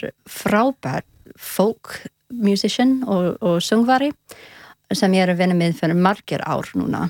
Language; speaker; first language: Icelandic; non-native, learner; English